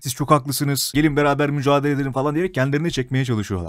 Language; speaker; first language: Turkish; native; Turkish